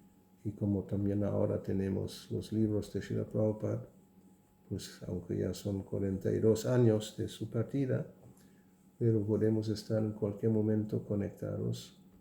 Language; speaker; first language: Spanish; non-native, fluent; German